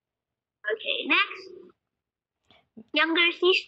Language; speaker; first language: English; non-native, local second language; Filipino